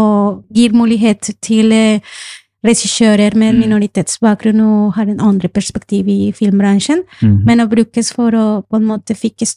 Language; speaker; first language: Norwegian; non-native, fluent; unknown